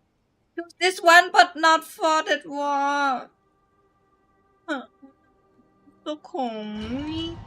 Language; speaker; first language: English; non-native, learner; Vietnamese